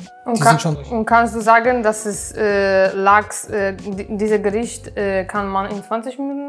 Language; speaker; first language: German; non-native, learner; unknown